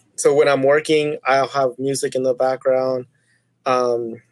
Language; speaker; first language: English; native; English